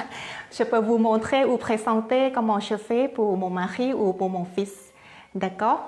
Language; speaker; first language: French; non-native, learner; Thai